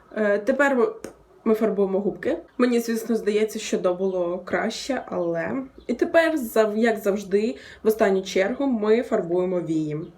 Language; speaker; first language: Ukrainian; non-native, local second language; Russian